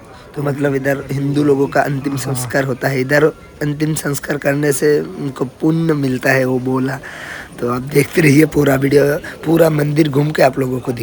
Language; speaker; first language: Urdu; non-native, local second language; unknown